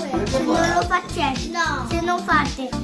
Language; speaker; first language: Italian; early bilingual, other home language; Filipino